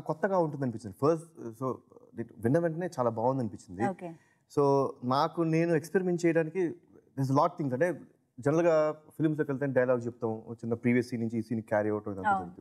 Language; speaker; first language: Telugu; native; Telugu